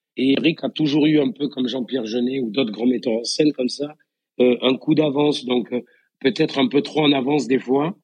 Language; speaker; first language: French; native; French